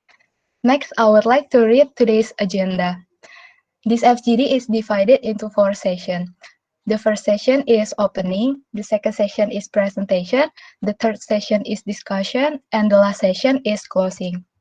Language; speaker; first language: English; non-native, local second language; Indonesian